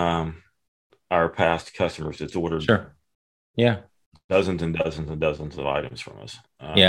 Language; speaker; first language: English; native; English